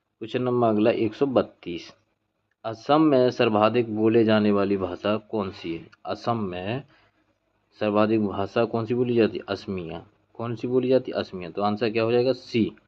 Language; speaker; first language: Hindi; native; Hindi